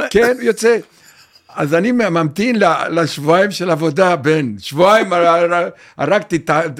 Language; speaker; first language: Hebrew; non-native, fluent; Romanian